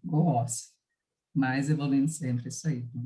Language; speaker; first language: Portuguese; native; Portuguese